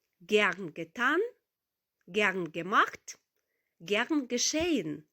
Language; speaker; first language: German; non-native, learner; Ukrainian